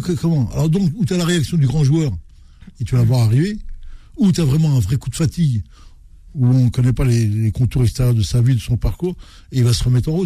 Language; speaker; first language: French; native; French